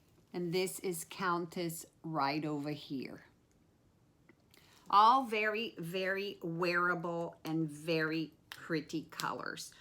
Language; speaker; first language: English; native; English